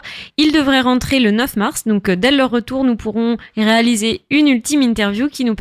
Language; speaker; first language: French; native; French